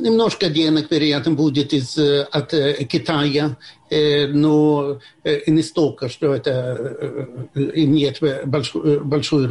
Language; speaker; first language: Russian; non-native, fluent; Swedish